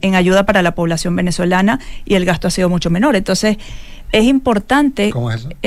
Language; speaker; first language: Spanish; native; Spanish